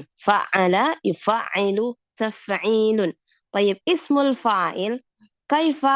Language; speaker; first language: Arabic; non-native, fluent; Indonesian